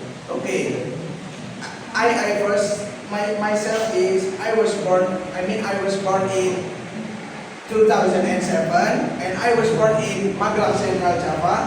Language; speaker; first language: English; non-native, learner; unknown